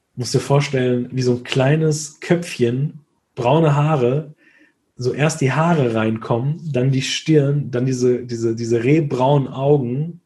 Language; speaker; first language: German; early bilingual, other home language; Italian